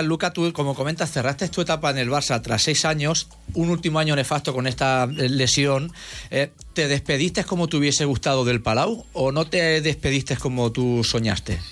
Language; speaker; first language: Spanish; native; Spanish